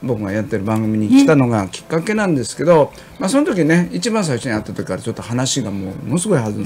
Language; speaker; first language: Japanese; native; Japanese